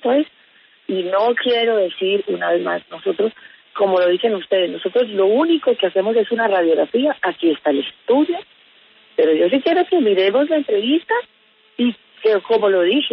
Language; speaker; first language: Spanish; native; Spanish